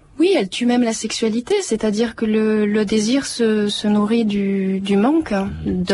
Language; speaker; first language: French; native; French